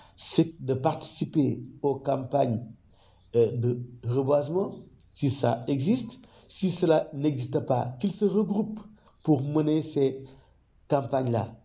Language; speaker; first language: French; non-native, local second language; Wolof